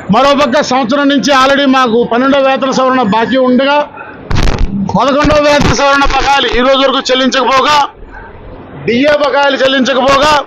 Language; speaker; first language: Telugu; native; Telugu